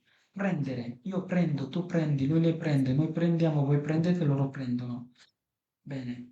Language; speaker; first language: Italian; non-native, fluent; Bangla